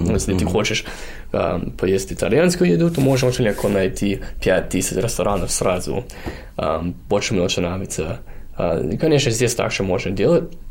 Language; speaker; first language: Russian; non-native, fluent; English